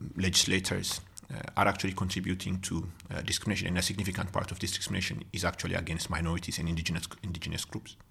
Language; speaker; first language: English; non-native, fluent; Amharic